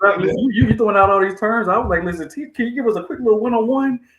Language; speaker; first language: English; native; English